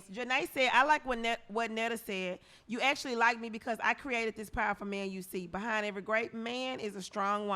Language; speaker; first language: English; native; English